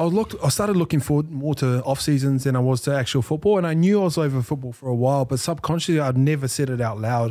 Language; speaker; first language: English; native; English